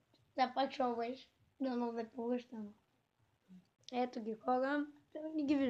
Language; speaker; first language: Bulgarian; native; Bulgarian